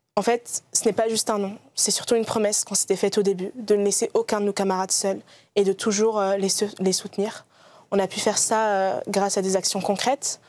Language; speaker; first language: French; early bilingual, other home language; Arabic